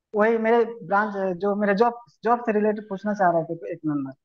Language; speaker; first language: Hindi; native; Hindi